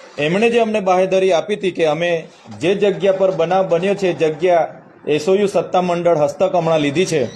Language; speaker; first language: Gujarati; non-native, local second language; Vasavi